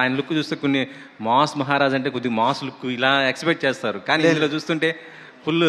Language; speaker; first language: Telugu; native; Telugu